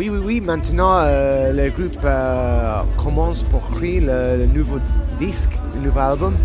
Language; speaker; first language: French; non-native, learner; English